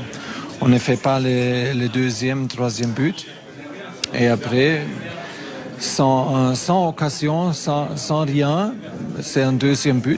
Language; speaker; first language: French; non-native, fluent; German